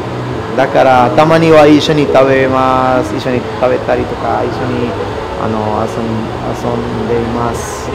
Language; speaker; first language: Japanese; non-native, learner; Spanish